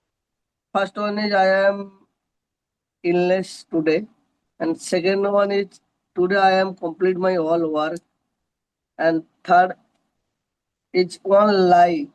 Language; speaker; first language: English; non-native, local second language; Hindi